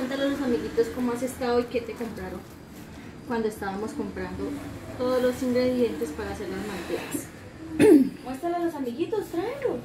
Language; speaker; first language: Spanish; native; Spanish